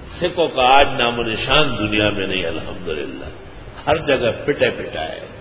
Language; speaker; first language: Urdu; non-native, local second language; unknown